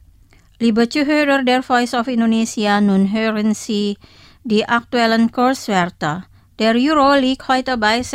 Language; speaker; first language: German; non-native, fluent; Indonesian